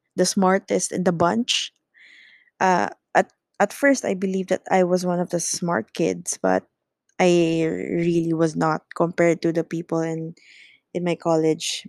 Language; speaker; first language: English; non-native, local second language; Filipino